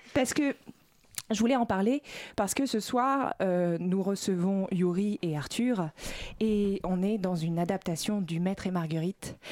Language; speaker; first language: French; native; French